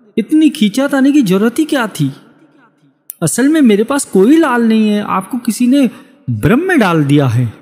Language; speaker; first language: Hindi; native; Hindi